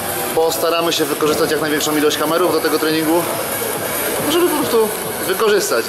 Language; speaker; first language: Polish; native; Polish